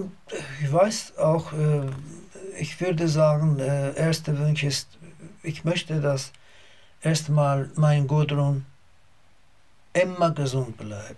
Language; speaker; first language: German; non-native, learner; Azerbaijani